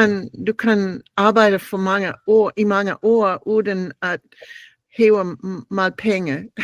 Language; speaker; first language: Danish; non-native, learner; English